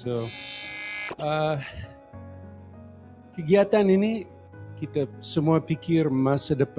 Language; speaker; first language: Indonesian; non-native, learner; English